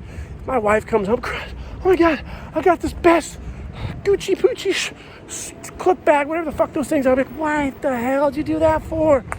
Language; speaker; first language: English; native; English